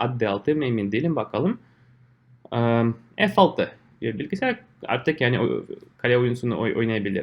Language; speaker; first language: Turkish; non-native, fluent; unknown